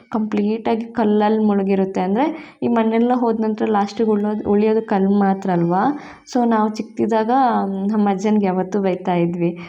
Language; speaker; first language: Kannada; non-native, local second language; Tulu